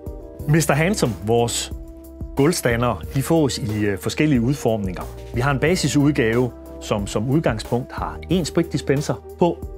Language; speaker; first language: Danish; native; Danish